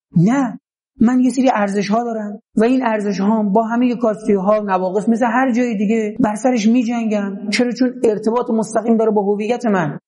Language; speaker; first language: Persian; native; Persian